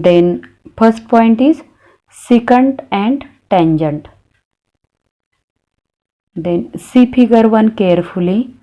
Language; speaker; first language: English; non-native, local second language; Marathi